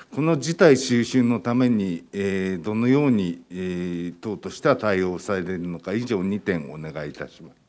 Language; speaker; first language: Japanese; native; Japanese